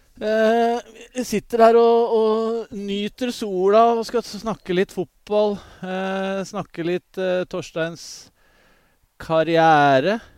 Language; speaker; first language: Norwegian; native; Norwegian